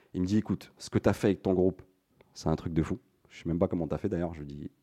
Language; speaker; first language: French; native; French